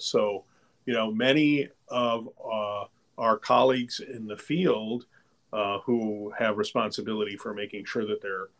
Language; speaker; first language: English; native; English